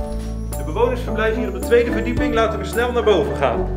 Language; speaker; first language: Dutch; native; Dutch